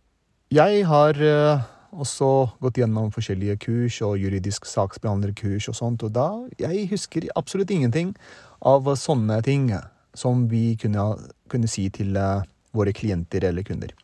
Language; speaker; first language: Norwegian; early bilingual, other home language; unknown